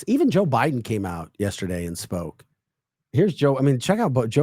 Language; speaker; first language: English; native; English